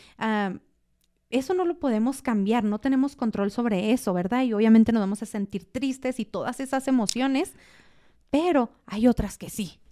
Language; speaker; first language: Spanish; native; Spanish